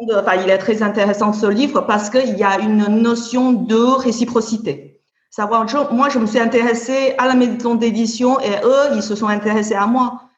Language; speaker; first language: French; non-native, fluent; Chinese